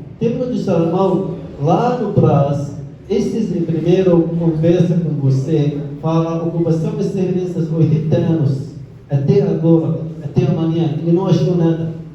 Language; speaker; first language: Portuguese; non-native, learner; Arabic